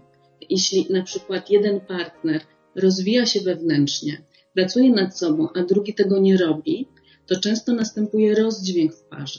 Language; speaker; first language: Polish; native; Polish